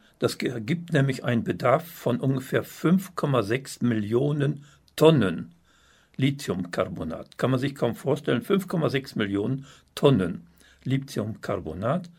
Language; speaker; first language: German; native; German